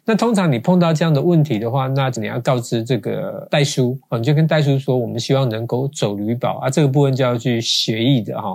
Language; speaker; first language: Chinese; native; Chinese